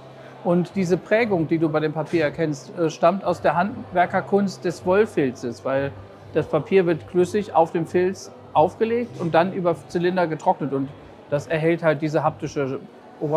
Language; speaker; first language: German; native; German